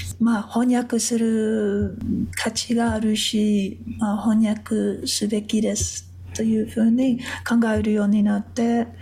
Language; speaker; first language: Japanese; non-native, fluent; English